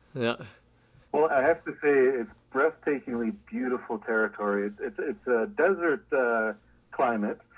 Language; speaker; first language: English; native; English